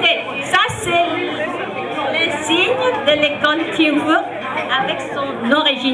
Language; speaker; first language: French; non-native, fluent; Vietnamese